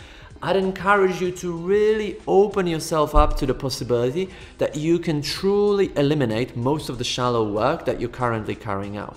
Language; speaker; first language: English; non-native, fluent; Polish